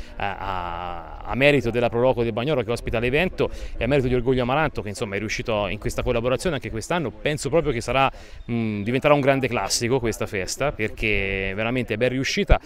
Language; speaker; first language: Italian; native; Italian